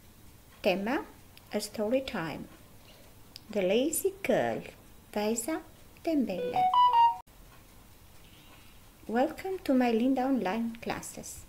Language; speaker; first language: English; non-native, fluent; Albanian